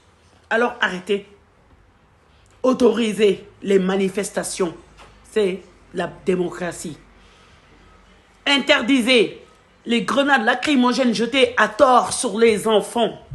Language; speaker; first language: French; non-native, local second language; Wolof